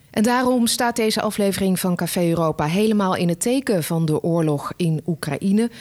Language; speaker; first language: Dutch; native; Dutch